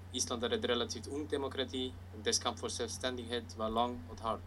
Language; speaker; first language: Swedish; non-native, learner; Icelandic